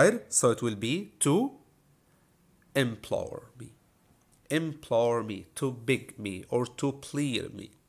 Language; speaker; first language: English; non-native, fluent; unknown